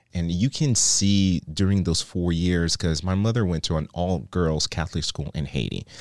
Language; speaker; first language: English; non-native, fluent; Haitian Creole